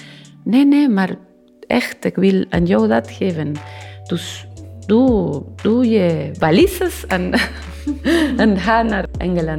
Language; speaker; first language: Dutch; non-native, learner; Spanish